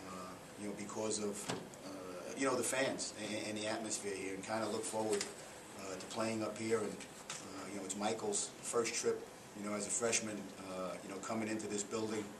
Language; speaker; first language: English; native; English